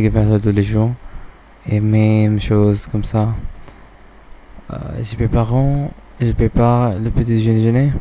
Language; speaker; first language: French; non-native, learner; English